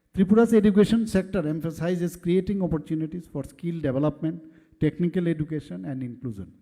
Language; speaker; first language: English; non-native, local second language; Bangla